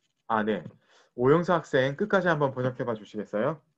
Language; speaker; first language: Korean; native; Korean